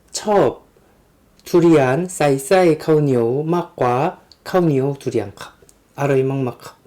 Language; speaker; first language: Thai; non-native, learner; Korean